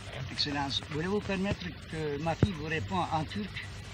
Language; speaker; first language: French; non-native, fluent; Turkish